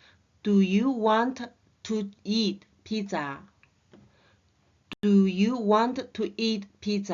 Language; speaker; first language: English; non-native, learner; Chinese